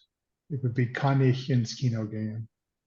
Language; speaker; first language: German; non-native, learner; English